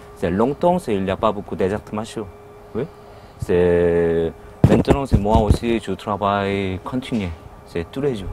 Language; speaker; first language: French; non-native, learner; Korean